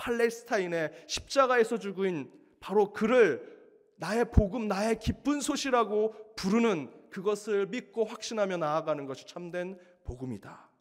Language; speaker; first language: Korean; native; Korean